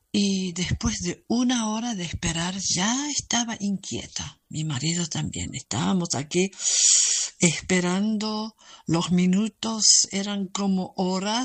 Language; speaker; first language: Spanish; non-native, fluent; German